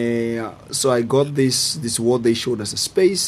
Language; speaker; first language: English; non-native, local second language; Southern Sotho